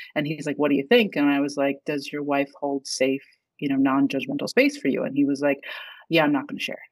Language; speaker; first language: English; native; English